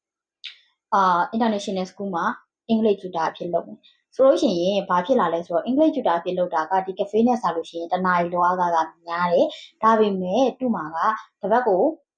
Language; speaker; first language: Burmese; native; Burmese